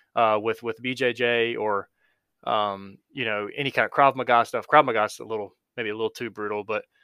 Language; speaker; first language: English; native; English